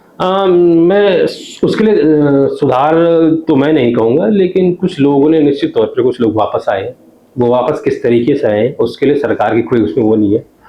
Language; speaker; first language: Hindi; non-native, local second language; Garhwali